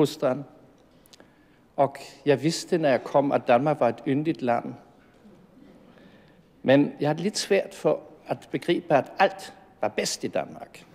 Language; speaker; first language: Danish; non-native, fluent; German